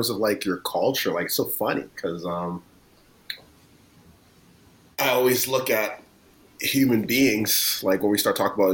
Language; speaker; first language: English; native; English